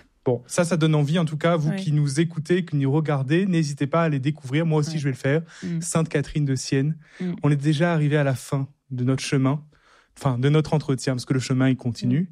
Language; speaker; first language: French; native; French